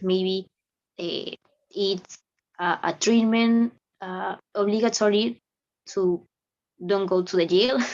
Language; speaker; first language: English; non-native, learner; Spanish